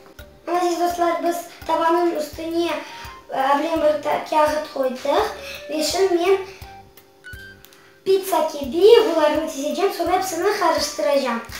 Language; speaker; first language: Turkish; early bilingual, heritage; Crimean Tatar